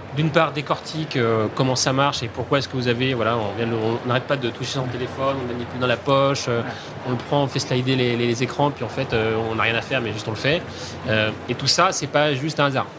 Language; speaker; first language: French; native; French